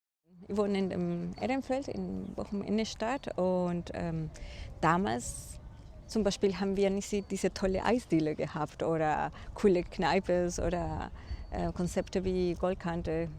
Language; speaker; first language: German; non-native, fluent; Spanish